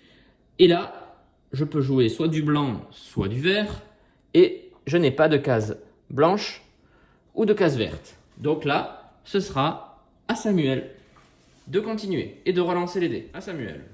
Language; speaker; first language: French; native; French